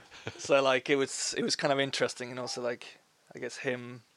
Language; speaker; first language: English; non-native, fluent; Swedish